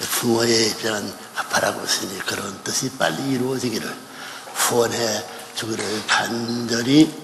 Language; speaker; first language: Korean; native; Korean